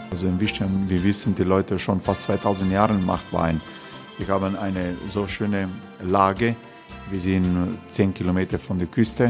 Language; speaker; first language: German; non-native, fluent; Croatian